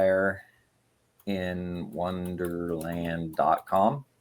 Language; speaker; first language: English; native; English